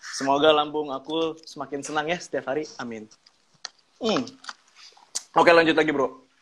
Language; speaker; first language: Indonesian; native; Indonesian